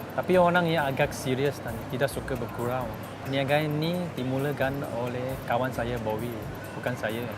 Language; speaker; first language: Malay; non-native, local second language; Chinese